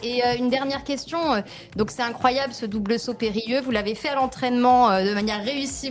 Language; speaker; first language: French; native; French